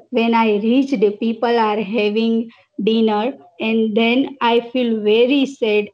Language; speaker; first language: English; non-native, local second language; Gujarati